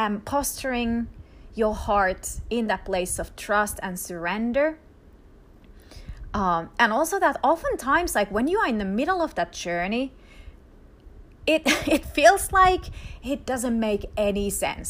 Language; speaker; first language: English; non-native, fluent; Finnish